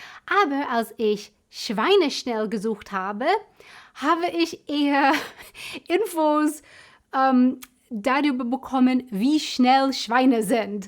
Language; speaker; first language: German; non-native, fluent; English